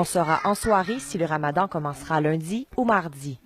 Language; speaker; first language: French; native; French